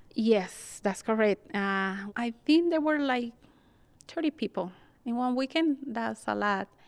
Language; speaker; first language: English; non-native, fluent; Spanish